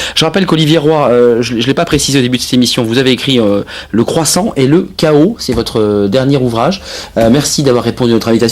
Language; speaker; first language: French; native; French